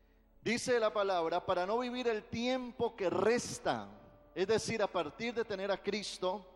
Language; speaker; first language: Spanish; native; Spanish